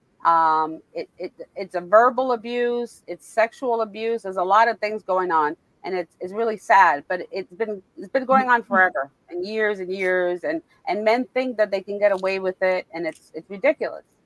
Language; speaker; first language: English; early bilingual, other home language; Spanish